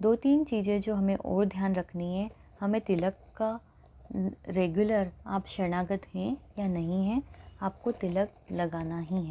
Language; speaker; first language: Hindi; native; Hindi